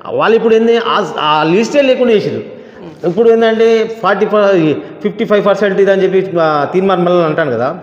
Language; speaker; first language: Telugu; non-native, local second language; Lambadi